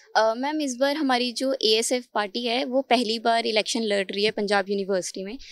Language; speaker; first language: Hindi; native; Hindi